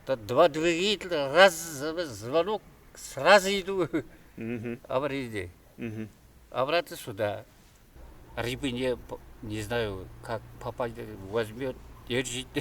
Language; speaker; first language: Russian; non-native, local second language; Kara-Kalpak